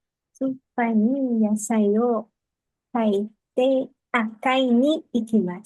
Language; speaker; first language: Japanese; non-native, learner; Filipino